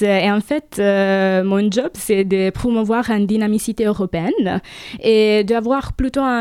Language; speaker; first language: French; non-native, fluent; Italian